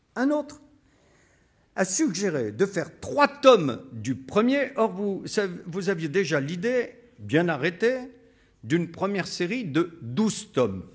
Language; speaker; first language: French; native; French